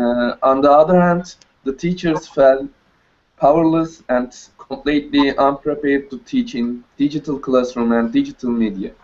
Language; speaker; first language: English; non-native, learner; Turkish